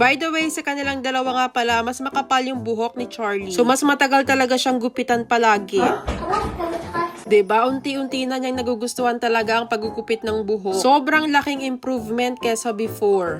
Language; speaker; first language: Filipino; native; Filipino